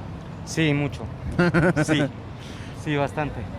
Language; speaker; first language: Spanish; native; Spanish